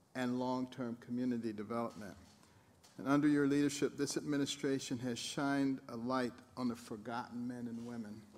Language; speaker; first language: English; native; English